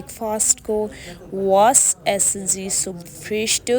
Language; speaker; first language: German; non-native, learner; Urdu